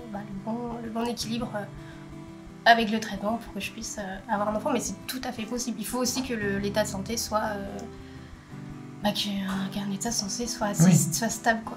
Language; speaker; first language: French; native; French